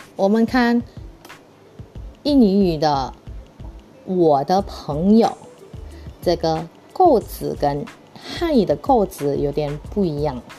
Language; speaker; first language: Chinese; early bilingual, heritage; Chinese